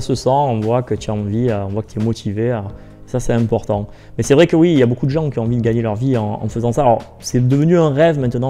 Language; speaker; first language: French; native; French